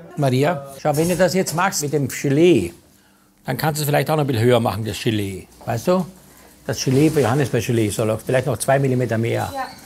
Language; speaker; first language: German; native; German